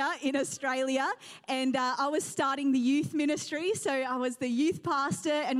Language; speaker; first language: English; native; English